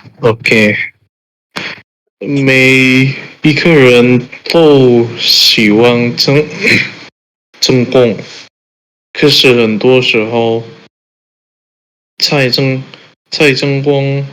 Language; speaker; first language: Chinese; non-native, learner; Indonesian